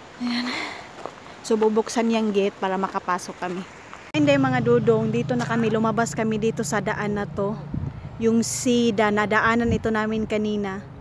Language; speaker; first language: Filipino; non-native, local second language; Cebuano